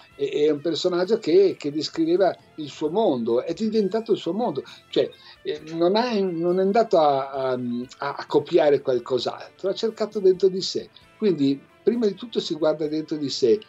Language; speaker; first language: Italian; native; Italian